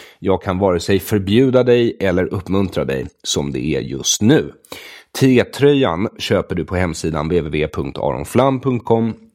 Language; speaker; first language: Swedish; native; Swedish